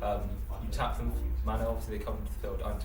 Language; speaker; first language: English; native; English